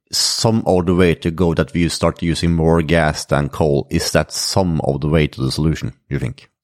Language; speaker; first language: English; non-native, fluent; Norwegian